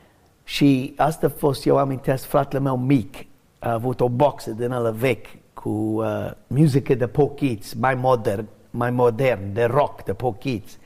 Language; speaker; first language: Romanian; non-native, learner; English